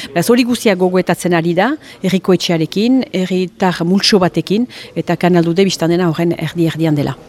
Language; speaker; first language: Basque; native; Basque